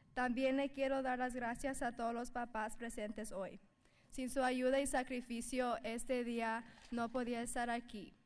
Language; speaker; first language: Spanish; early bilingual, heritage; Spanish